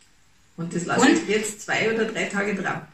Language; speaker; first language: German; native; German